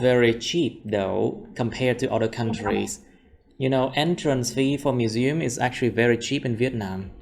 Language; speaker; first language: English; non-native, fluent; Vietnamese